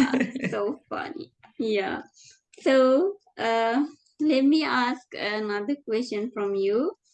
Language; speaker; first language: English; non-native, fluent; Sinhala